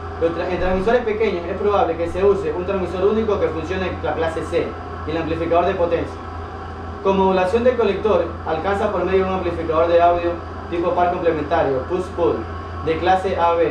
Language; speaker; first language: Spanish; native; Spanish